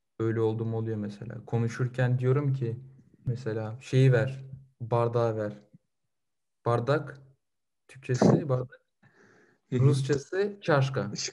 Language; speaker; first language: Turkish; early bilingual, other home language; Russian